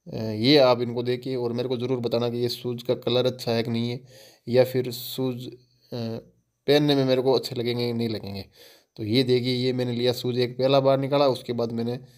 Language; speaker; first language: Hindi; native; Hindi